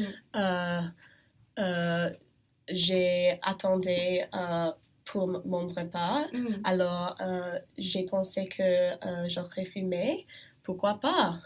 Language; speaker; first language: French; non-native, learner; English